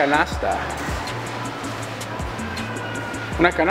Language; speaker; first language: Spanish; early bilingual, heritage; Spanish